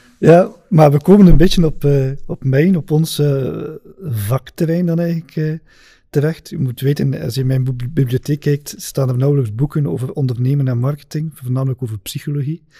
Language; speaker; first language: Dutch; native; Dutch